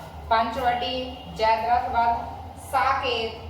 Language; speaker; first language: Hindi; native; Hindi